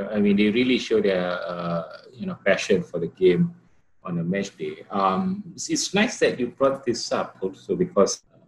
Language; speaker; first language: English; non-native, local second language; Malay